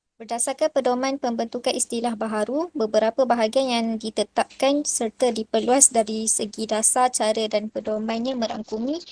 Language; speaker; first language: Malay; native; Malay